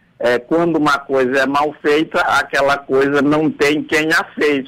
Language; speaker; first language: Portuguese; native; Portuguese